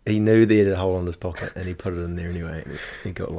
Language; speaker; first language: English; native; English